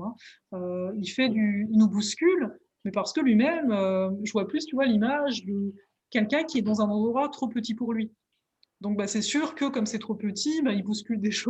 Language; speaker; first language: French; native; French